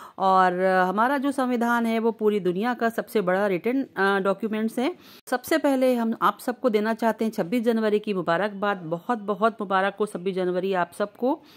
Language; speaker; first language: Hindi; native; Hindi